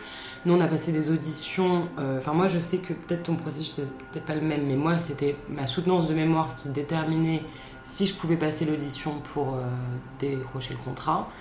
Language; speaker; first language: French; native; French